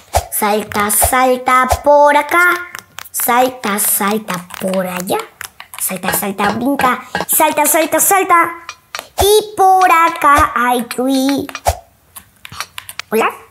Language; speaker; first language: Spanish; native; Spanish